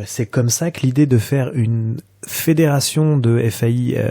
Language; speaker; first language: French; native; French